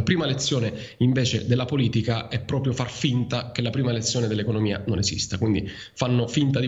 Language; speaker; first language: Italian; native; Italian